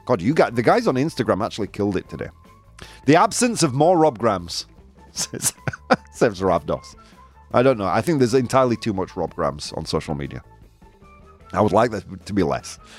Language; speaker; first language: English; native; English